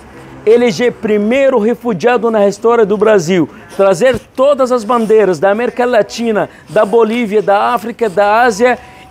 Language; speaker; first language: Portuguese; non-native, fluent; Arabic